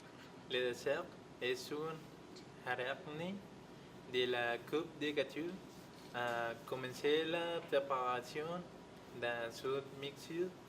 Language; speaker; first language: French; non-native, learner; Spanish